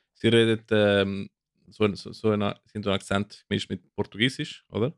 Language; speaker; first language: German; non-native, fluent; English